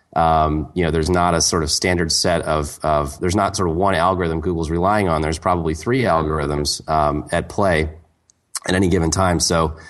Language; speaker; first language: English; native; English